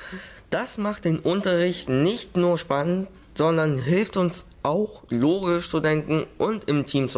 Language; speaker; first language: German; early bilingual, other home language; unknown